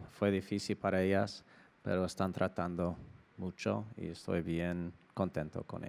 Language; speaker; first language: Spanish; non-native, learner; English